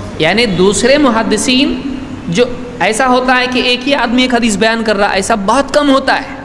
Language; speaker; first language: Urdu; native; Urdu